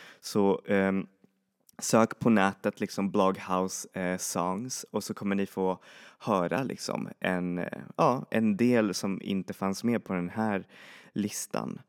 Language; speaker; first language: Swedish; native; Swedish